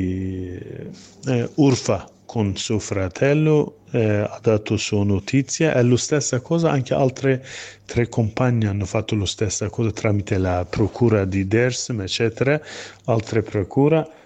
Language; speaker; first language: Italian; non-native, learner; Kurdish